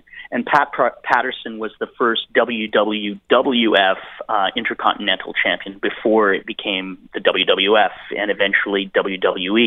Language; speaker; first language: English; native; English